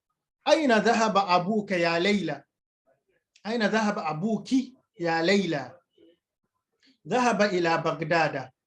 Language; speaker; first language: Arabic; non-native, fluent; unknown